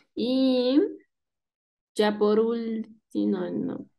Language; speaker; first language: Spanish; native; Spanish